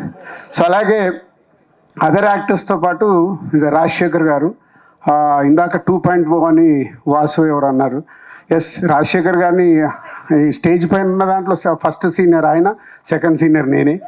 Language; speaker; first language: Telugu; native; Telugu